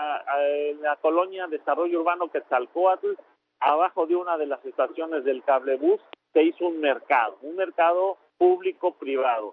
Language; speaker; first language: Spanish; native; Spanish